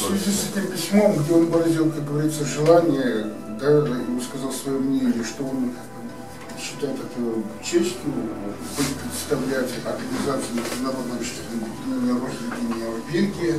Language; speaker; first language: Russian; native; Russian